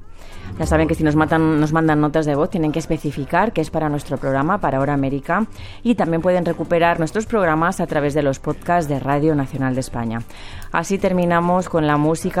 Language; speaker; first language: Spanish; native; Spanish